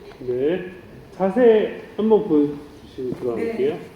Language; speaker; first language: Korean; native; Korean